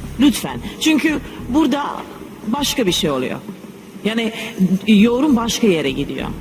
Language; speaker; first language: Turkish; non-native, learner; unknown